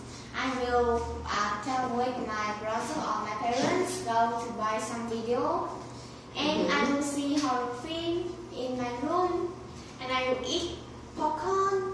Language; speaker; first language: English; non-native, learner; Vietnamese